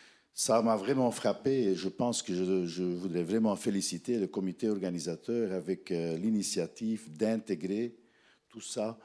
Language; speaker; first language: French; non-native, fluent; Dutch